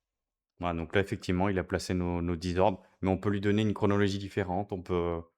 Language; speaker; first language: French; native; French